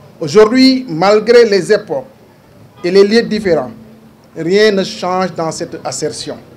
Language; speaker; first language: French; non-native, local second language; Wolof